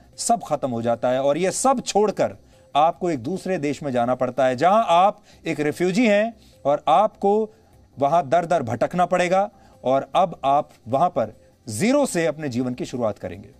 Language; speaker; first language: Hindi; native; Hindi